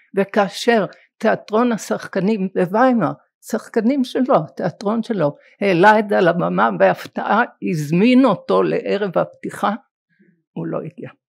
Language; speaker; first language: Hebrew; native; Hebrew